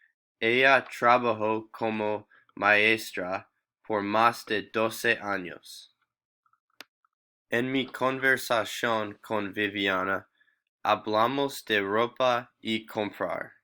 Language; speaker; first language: Spanish; non-native, learner; English